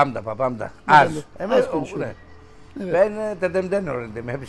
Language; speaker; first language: Turkish; early bilingual, heritage; Greek